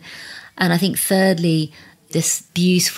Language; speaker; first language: English; native; English